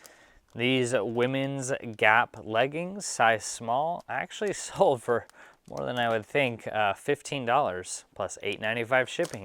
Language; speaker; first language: English; native; English